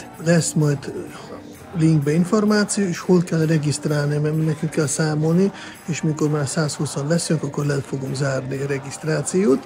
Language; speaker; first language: Hungarian; non-native, fluent; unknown